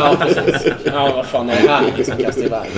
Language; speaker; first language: Swedish; native; Swedish